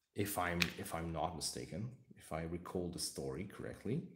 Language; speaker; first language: English; non-native, fluent; Hungarian